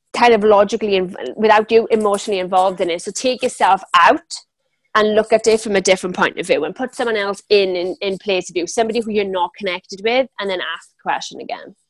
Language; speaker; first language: English; native; English